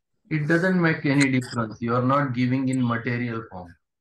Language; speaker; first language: English; non-native, local second language; Marathi